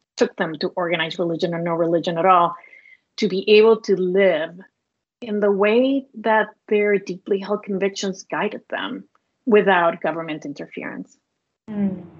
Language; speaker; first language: English; non-native, fluent; Spanish